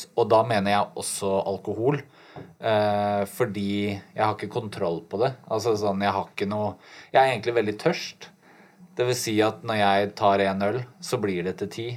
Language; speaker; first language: Norwegian; native; Norwegian